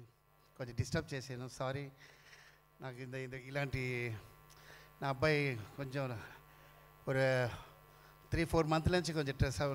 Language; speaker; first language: Telugu; non-native, learner; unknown